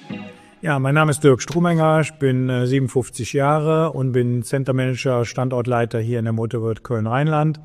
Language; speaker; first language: German; native; German